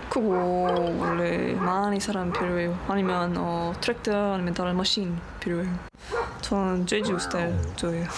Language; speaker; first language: Korean; non-native, learner; English